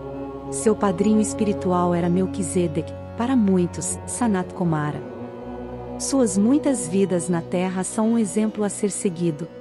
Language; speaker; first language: Portuguese; native; Portuguese